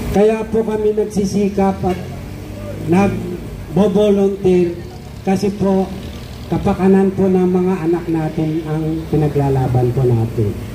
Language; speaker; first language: Filipino; non-native, local second language; Iloko